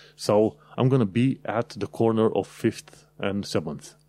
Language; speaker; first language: English; non-native, fluent; Romanian